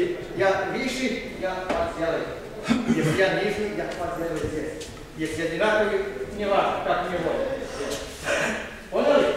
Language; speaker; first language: Russian; non-native, learner; Serbian